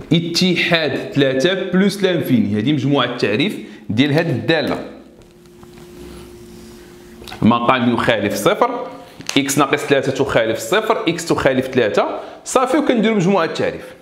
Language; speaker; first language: Arabic; native; Arabic